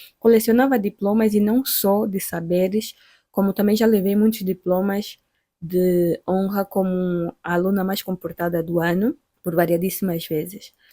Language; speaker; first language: Portuguese; native; Portuguese